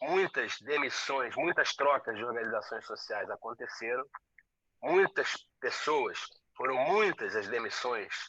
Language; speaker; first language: Portuguese; native; Portuguese